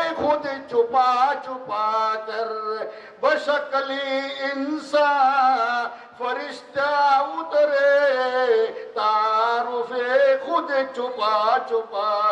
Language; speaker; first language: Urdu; non-native, fluent; Bangla